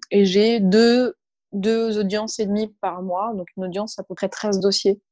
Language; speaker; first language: French; early bilingual, other home language; Arabic